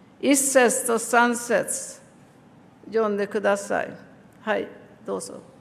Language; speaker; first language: Japanese; non-native, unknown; Swedish